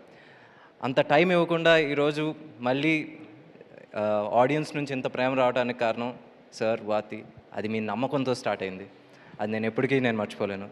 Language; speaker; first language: Telugu; native; Telugu